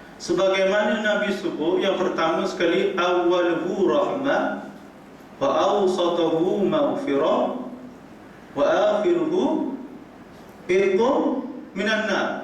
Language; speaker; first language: Malay; native; Malay